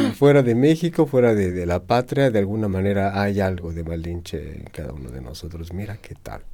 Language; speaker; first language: Spanish; native; Spanish